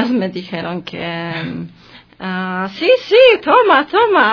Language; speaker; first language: Spanish; non-native, learner; Polish